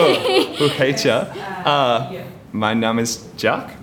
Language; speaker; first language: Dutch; non-native, learner; English